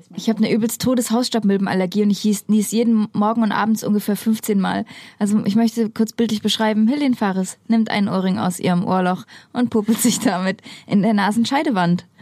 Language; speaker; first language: German; native; German